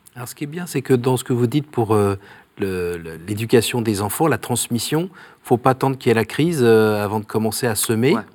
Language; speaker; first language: French; native; French